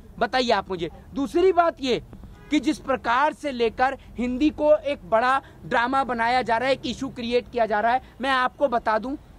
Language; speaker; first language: Hindi; native; Hindi